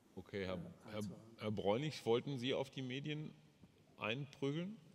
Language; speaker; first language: German; native; German